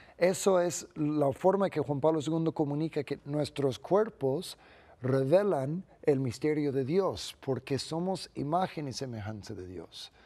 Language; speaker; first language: Spanish; non-native, fluent; English